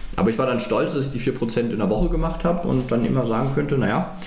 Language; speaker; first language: German; native; German